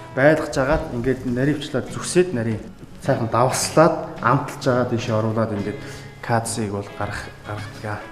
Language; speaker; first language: Mongolian; non-native, local second language; Kazakh